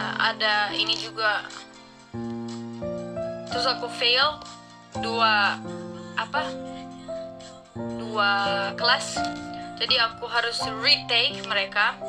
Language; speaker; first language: Indonesian; non-native, fluent; Turkish